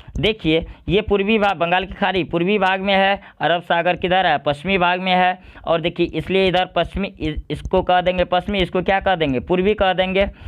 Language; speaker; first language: Hindi; native; Hindi